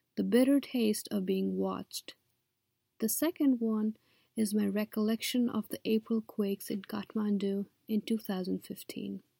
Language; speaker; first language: English; non-native, local second language; Nepali